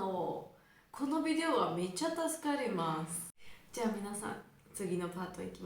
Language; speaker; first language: Japanese; non-native, learner; Georgian